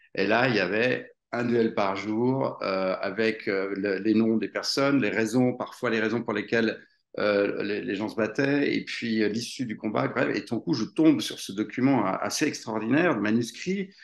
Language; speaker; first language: French; native; French